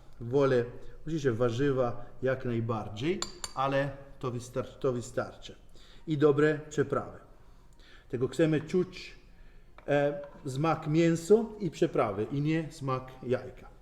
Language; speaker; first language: Polish; non-native, learner; Italian